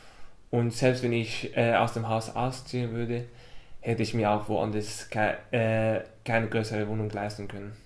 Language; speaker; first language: German; non-native, fluent; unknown